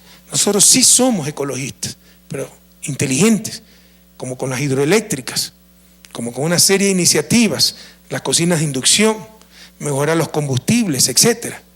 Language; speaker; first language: Spanish; native; Spanish